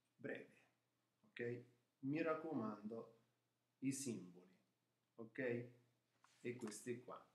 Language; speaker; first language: Italian; non-native, fluent; Arabic